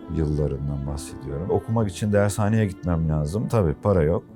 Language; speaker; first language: Turkish; native; Turkish